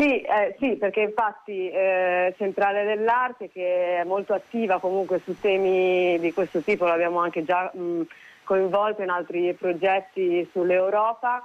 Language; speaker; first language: Italian; native; Italian